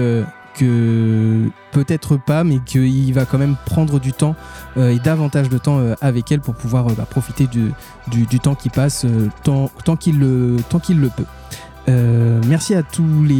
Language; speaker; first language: French; native; French